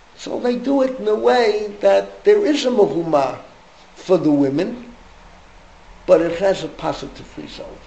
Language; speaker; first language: English; native; English